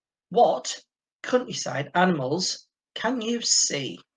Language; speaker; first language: English; native; English